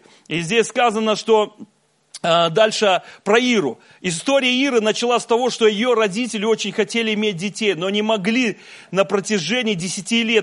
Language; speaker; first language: Russian; native; Russian